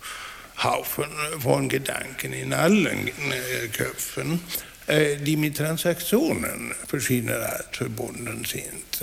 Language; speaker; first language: German; non-native, fluent; Swedish